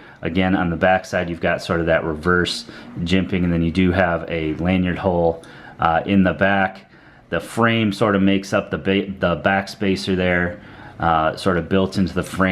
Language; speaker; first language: English; native; English